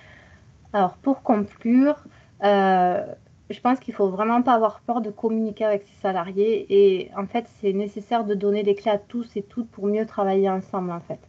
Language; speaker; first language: French; native; French